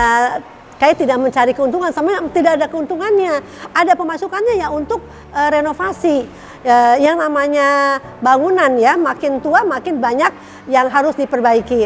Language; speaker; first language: Indonesian; native; Indonesian